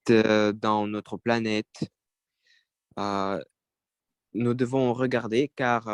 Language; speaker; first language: French; non-native, learner; Russian